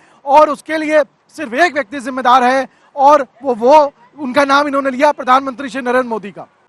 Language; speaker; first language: Hindi; native; Hindi